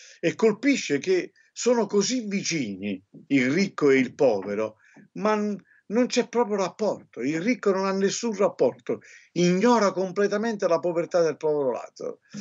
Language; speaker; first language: Italian; native; Italian